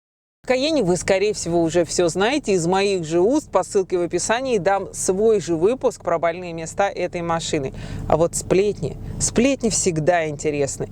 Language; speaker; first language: Russian; native; Russian